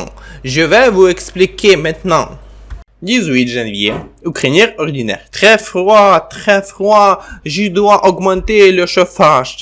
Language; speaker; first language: French; non-native, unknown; Ukrainian